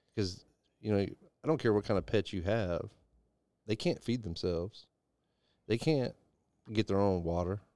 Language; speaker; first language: English; native; English